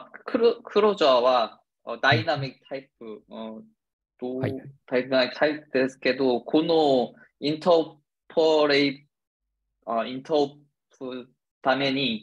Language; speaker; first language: Japanese; non-native, learner; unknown